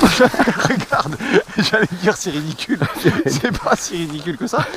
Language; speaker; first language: French; native; French